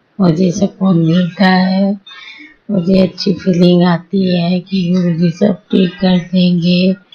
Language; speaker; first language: Hindi; early bilingual, heritage; Hindi